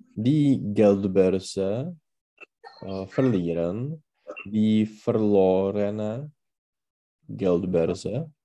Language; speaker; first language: German; non-native, learner; Czech